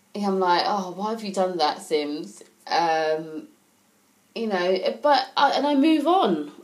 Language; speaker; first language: English; native; English